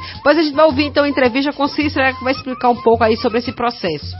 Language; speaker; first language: Portuguese; native; Portuguese